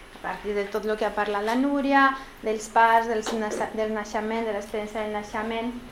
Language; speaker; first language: Catalan; non-native, local second language; Spanish